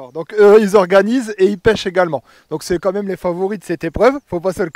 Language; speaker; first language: French; native; French